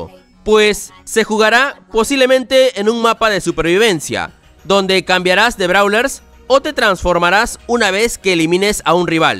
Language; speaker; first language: Spanish; native; Spanish